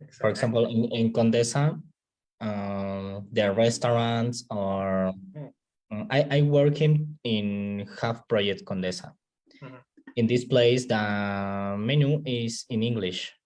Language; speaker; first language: English; non-native, learner; Spanish